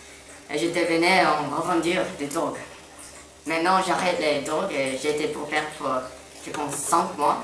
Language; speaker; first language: French; non-native, learner; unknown